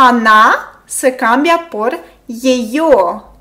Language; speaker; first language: Spanish; non-native, fluent; Russian